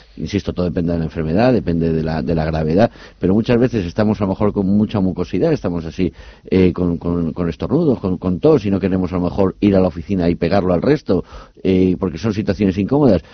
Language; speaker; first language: Spanish; native; Spanish